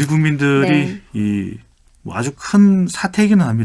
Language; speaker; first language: Korean; native; Korean